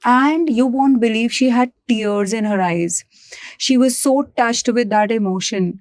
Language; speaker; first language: English; non-native, local second language; Punjabi